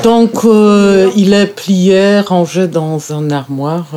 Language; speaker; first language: French; non-native, fluent; Polish